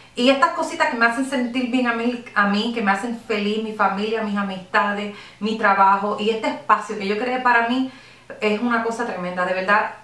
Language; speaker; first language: Spanish; early bilingual, other home language; English